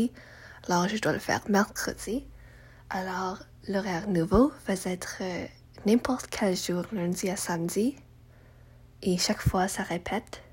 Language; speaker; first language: French; non-native, learner; English